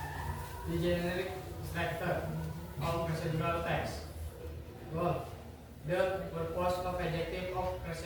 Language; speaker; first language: English; non-native, learner; Indonesian